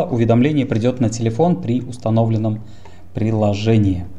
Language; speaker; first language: Russian; native; Russian